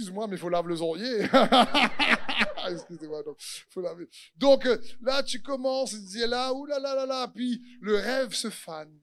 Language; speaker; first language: French; native; French